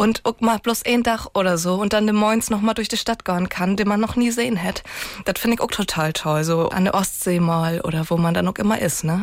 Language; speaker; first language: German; native; German